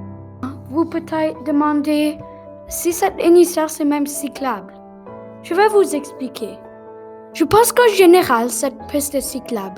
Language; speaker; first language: French; non-native, local second language; English